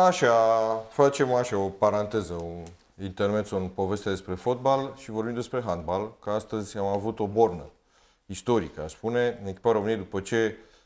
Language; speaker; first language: Romanian; native; Romanian